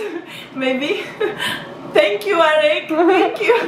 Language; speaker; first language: English; non-native, learner; Czech